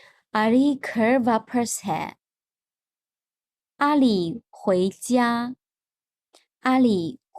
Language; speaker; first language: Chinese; non-native, fluent; Urdu